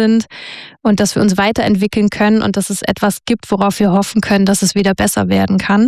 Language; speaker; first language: German; native; German